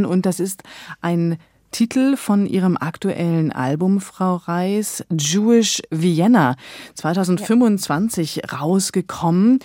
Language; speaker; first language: German; native; German